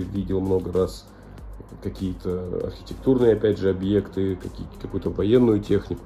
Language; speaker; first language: Russian; native; Russian